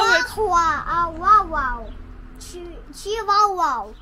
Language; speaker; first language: Russian; early bilingual, heritage; Russian